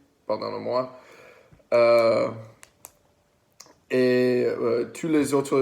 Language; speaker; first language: French; non-native, learner; English